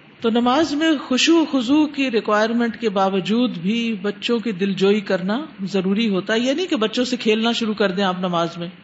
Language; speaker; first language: Urdu; native; Urdu